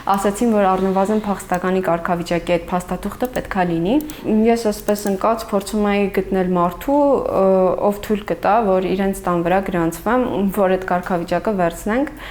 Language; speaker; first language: Armenian; native; Armenian